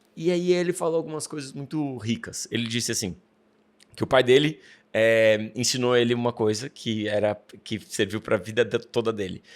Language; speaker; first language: Portuguese; native; Portuguese